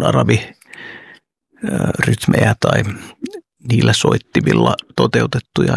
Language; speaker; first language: Finnish; early bilingual, other home language; Oromo